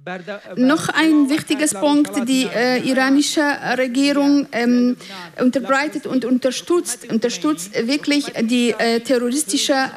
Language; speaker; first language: German; non-native, fluent; Central Kurdish